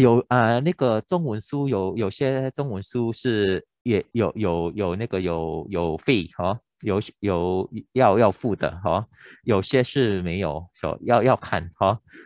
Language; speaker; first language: Chinese; non-native, local second language; Filipino